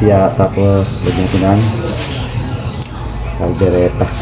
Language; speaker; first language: Filipino; native; Filipino